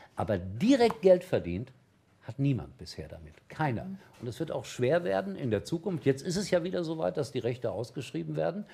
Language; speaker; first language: German; native; German